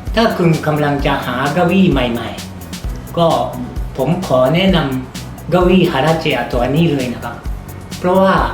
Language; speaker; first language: Thai; non-native, fluent; Japanese